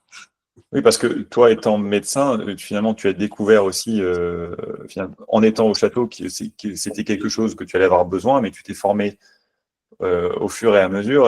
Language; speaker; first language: French; native; French